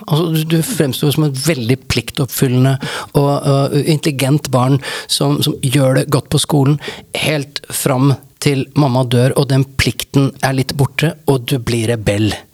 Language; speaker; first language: Norwegian; native; Norwegian